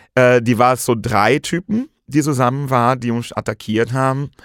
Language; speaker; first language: German; non-native, fluent; Portuguese